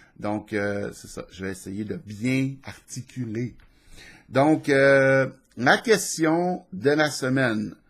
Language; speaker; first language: French; native; French